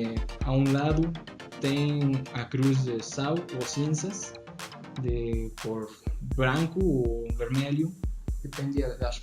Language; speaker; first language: Portuguese; non-native, learner; Spanish